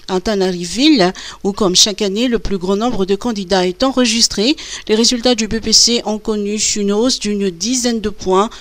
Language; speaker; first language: French; non-native, local second language; Malagasy